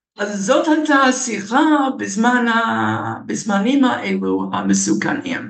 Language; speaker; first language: Hebrew; non-native, fluent; English